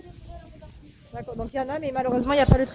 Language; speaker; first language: French; native; French